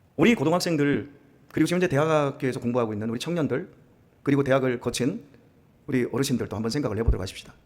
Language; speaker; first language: Korean; native; Korean